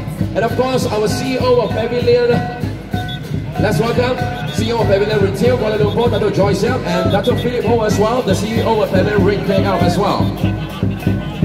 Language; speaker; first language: English; non-native, local second language; Chinese